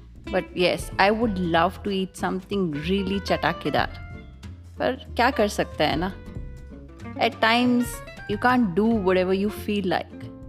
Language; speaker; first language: English; non-native, local second language; Punjabi